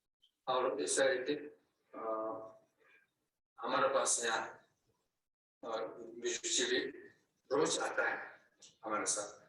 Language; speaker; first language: Hindi; non-native, learner; Tibetan